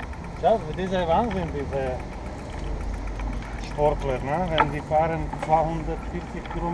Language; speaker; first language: German; non-native, learner; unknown